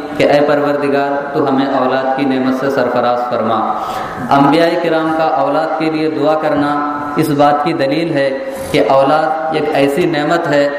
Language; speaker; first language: Urdu; native; Urdu